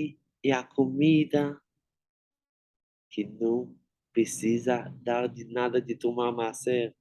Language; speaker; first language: Portuguese; non-native, fluent; Hebrew